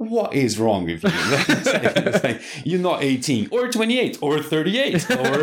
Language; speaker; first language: English; non-native, fluent; Portuguese